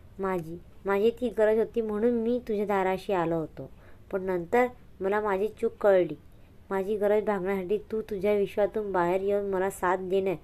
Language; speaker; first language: Marathi; non-native, local second language; Hindi